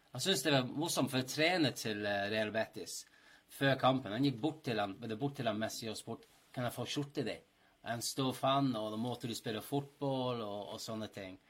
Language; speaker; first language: Norwegian; non-native, fluent; English